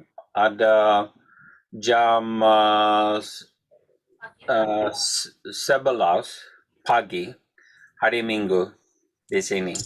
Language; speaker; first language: Indonesian; non-native, learner; English